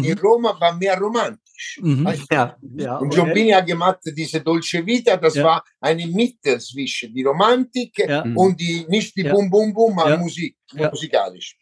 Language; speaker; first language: German; non-native, learner; Italian